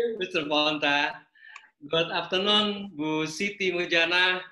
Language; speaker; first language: English; non-native, learner; Indonesian